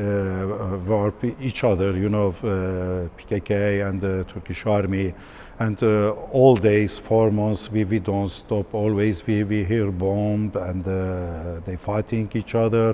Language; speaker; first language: English; non-native, learner; Turkish